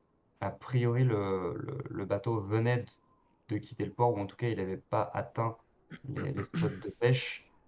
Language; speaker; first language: French; native; French